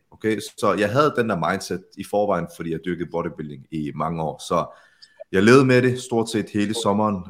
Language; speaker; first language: Danish; early bilingual, other home language; Arabic